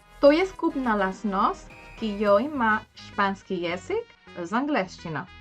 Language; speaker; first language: Slovenian; non-native, fluent; Spanish